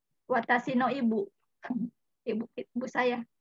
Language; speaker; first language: Indonesian; native; Indonesian